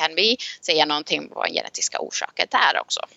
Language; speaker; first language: Swedish; non-native, local second language; Finnish